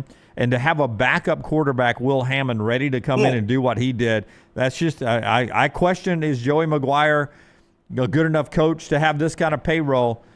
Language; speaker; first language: English; native; English